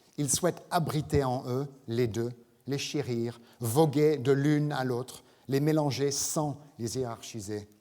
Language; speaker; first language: French; non-native, fluent; English